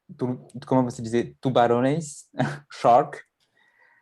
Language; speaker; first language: Portuguese; non-native, fluent; French